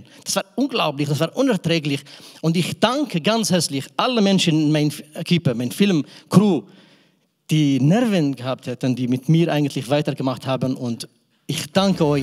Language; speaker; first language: German; non-native, fluent; Kurdish